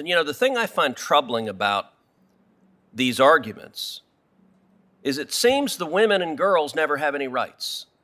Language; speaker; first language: English; native; English